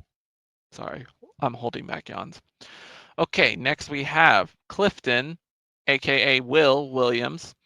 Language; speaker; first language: English; native; English